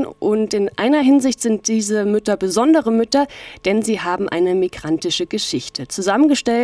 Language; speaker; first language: German; native; German